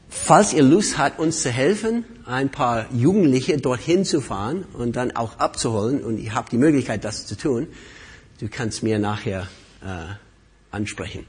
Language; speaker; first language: German; non-native, fluent; English